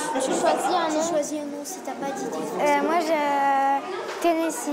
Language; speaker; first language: French; native; French